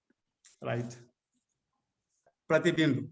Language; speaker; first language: Hindi; native; Hindi